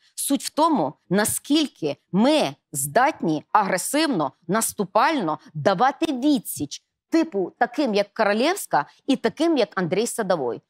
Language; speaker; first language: Ukrainian; native; Ukrainian